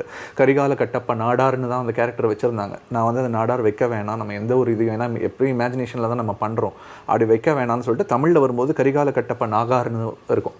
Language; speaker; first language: Tamil; native; Tamil